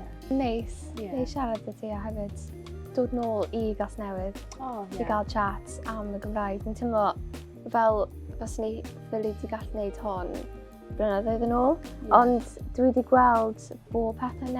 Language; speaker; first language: Welsh; non-native, local second language; English